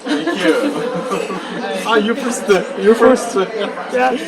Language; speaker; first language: English; non-native, learner; Korean